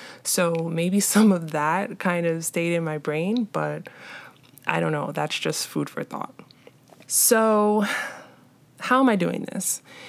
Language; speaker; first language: English; native; English